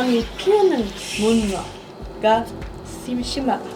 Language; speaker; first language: Korean; non-native, learner; Indonesian